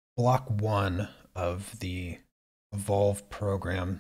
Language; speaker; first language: English; native; English